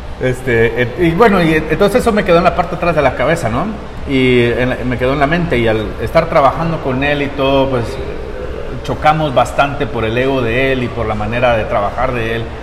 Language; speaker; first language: Spanish; native; Spanish